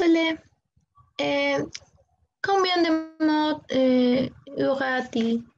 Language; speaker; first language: French; non-native, learner; Spanish